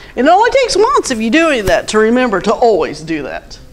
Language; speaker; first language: English; native; English